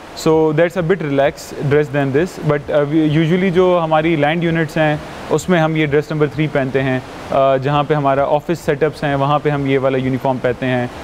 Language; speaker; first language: Urdu; native; Urdu